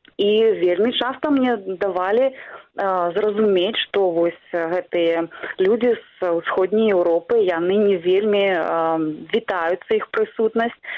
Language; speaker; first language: Belarusian; non-native, local second language; Russian